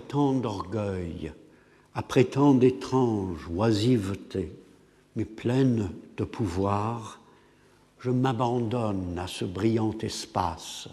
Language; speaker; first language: French; non-native, fluent; English